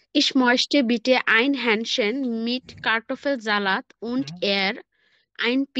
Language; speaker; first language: German; non-native, learner; Bangla